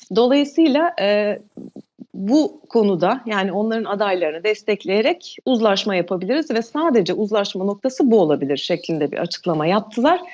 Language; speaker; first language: Turkish; non-native, local second language; Albanian